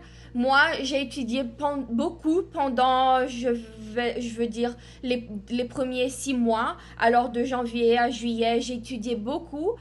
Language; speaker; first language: French; non-native, fluent; Portuguese